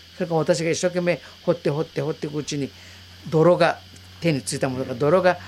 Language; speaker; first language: Japanese; native; Japanese